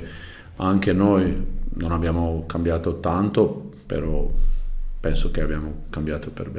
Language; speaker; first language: Italian; non-native, learner; Croatian